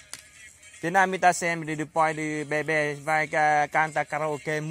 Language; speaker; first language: Portuguese; non-native, learner; Vietnamese